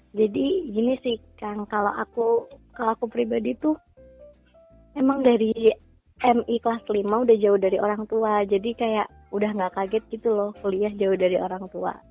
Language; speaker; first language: Indonesian; native; Indonesian